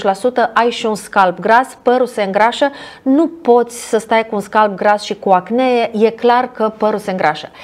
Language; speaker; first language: Romanian; non-native, fluent; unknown